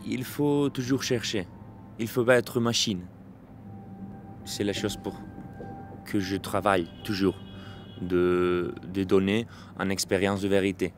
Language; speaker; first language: French; non-native, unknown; Spanish